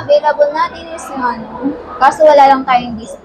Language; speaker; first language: Filipino; native; Filipino